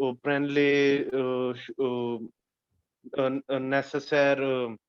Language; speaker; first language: French; non-native, learner; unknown